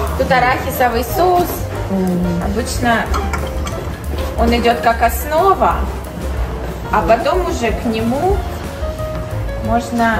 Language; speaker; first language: Russian; native; Russian